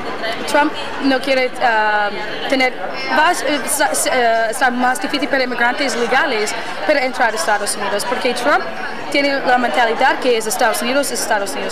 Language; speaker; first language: Spanish; non-native, learner; English